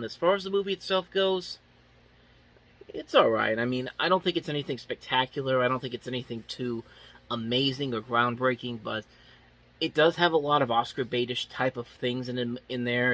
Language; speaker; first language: English; native; English